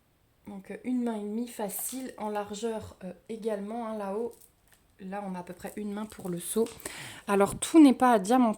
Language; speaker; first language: French; native; French